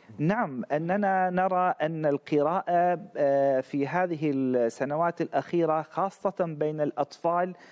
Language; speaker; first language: Arabic; non-native, fluent; Turkish